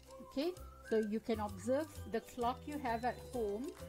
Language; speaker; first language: English; non-native, local second language; Malay